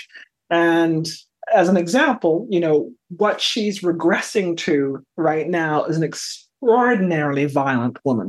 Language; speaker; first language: English; native; English